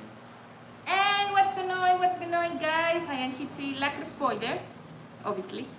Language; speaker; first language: English; non-native, learner; Spanish